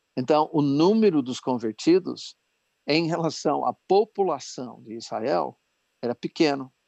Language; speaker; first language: Portuguese; non-native, fluent; English